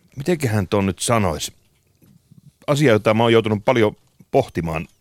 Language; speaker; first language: Finnish; native; Finnish